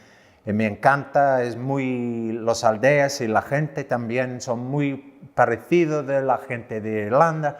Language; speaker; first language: Spanish; non-native, learner; English